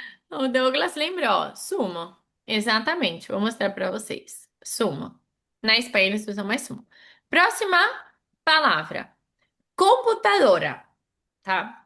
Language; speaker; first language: Portuguese; non-native, fluent; Spanish